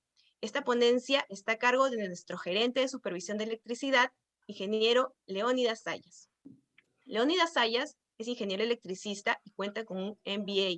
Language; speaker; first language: Spanish; native; Spanish